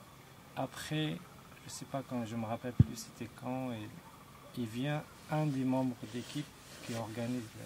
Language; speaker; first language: French; non-native, local second language; Arabic